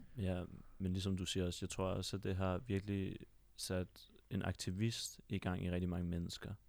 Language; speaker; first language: Danish; native; Danish